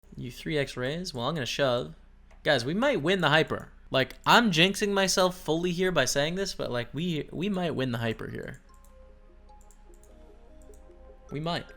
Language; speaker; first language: English; native; English